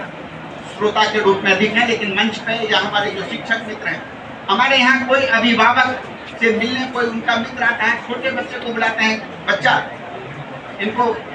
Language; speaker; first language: Hindi; native; Hindi